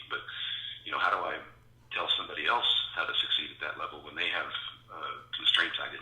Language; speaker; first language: English; native; English